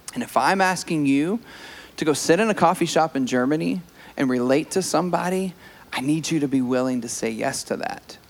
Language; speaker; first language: English; native; English